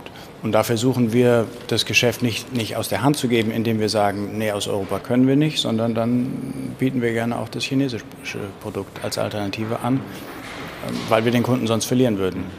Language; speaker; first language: German; native; German